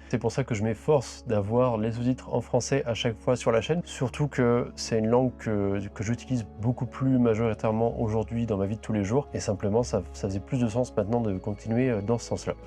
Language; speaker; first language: French; native; French